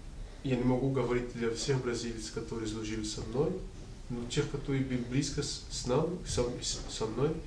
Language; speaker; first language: Russian; non-native, learner; Portuguese